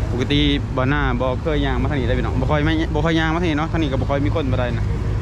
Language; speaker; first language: Thai; native; Thai